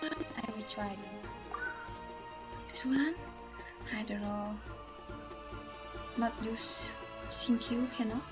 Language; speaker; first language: English; non-native, learner; Vietnamese